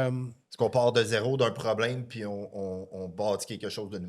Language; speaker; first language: French; native; French